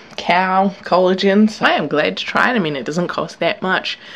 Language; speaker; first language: English; native; English